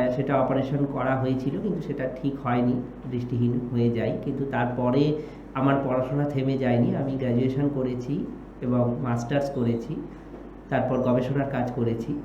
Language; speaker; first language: Bangla; native; Bangla